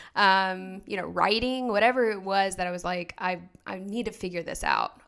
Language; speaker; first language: English; native; English